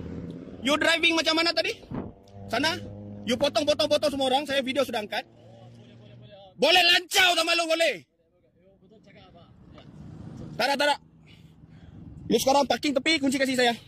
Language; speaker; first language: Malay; non-native, local second language; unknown